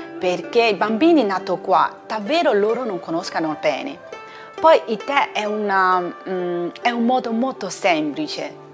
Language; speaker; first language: Italian; non-native, learner; Chinese